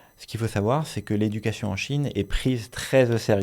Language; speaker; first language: French; native; French